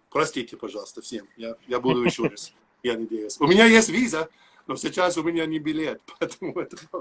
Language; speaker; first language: Russian; non-native, learner; English